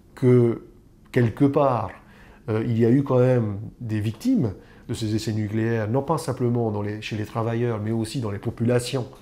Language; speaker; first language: French; native; French